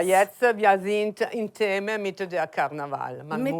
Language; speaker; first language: German; non-native, learner; Italian